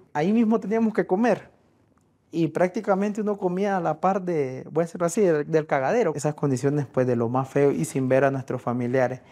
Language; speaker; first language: Spanish; native; Spanish